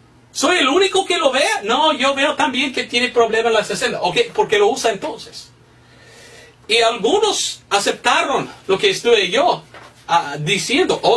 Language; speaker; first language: Spanish; non-native, fluent; English